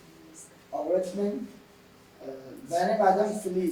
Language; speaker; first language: Turkish; non-native, learner; Urdu